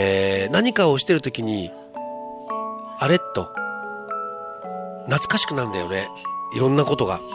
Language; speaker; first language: Japanese; native; Japanese